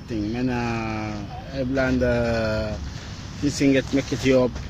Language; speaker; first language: Swedish; non-native, learner; Arabic